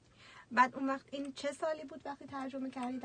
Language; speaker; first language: Persian; native; Persian